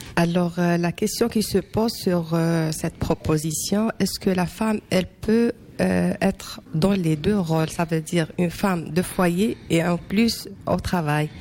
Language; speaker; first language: French; non-native, local second language; Arabic